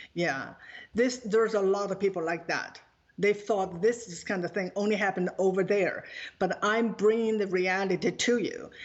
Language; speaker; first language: English; non-native, fluent; Chinese